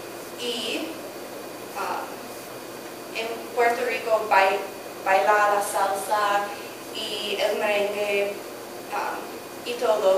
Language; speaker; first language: Spanish; non-native, learner; English